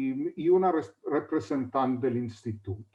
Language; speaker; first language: Catalan; non-native, fluent; Hebrew